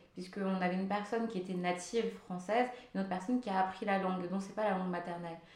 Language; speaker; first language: French; early bilingual, other home language; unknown